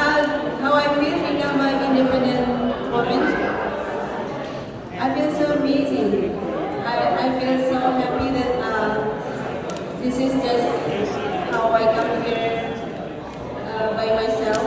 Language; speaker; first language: English; non-native, learner; Indonesian